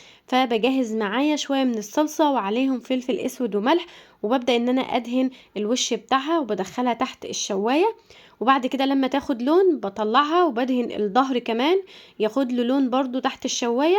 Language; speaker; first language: Arabic; native; Arabic